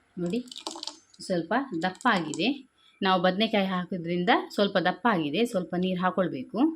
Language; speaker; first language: Kannada; non-native, local second language; Tulu